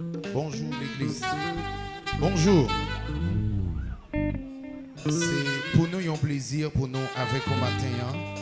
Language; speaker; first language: French; non-native, learner; Haitian Creole